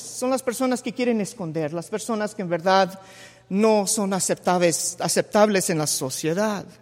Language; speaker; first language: Spanish; early bilingual, heritage; Spanish